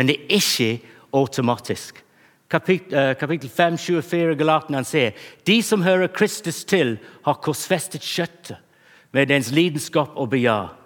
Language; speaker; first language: Norwegian; non-native, fluent; English